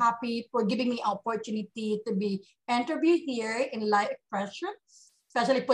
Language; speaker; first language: English; non-native, local second language; Hiligaynon